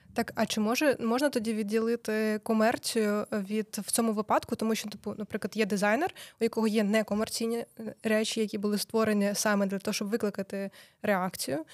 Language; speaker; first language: Ukrainian; native; Ukrainian